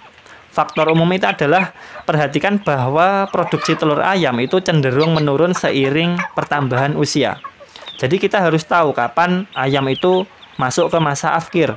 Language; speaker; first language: Indonesian; native; Indonesian